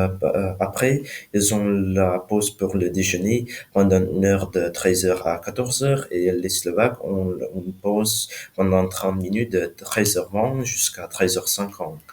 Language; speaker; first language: French; non-native, learner; Slovak